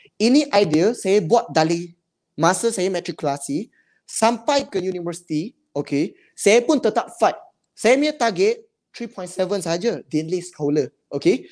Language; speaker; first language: Malay; non-native, local second language; Chinese